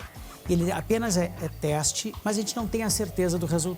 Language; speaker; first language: Portuguese; native; Portuguese